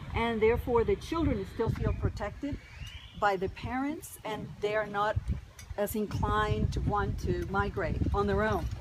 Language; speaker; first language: English; native; English